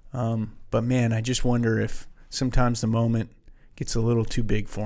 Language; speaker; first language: English; native; English